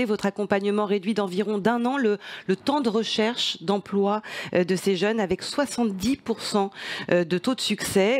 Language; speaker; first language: French; native; French